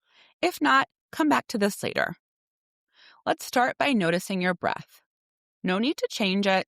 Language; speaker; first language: English; native; English